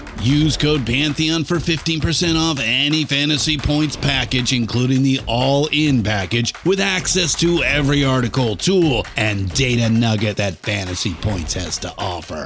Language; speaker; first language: English; native; English